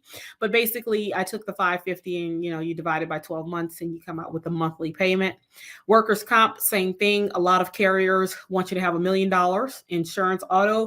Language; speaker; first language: English; native; English